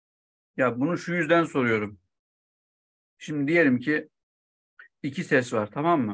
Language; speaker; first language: Turkish; native; Turkish